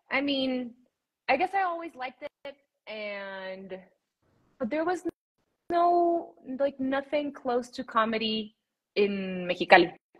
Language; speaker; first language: English; early bilingual, other home language; Spanish